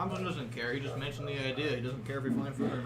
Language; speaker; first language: English; native; English